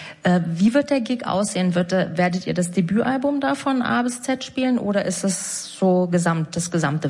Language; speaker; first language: German; native; German